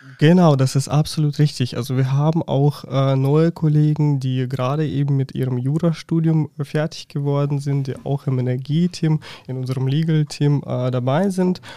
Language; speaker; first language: German; non-native, fluent; Russian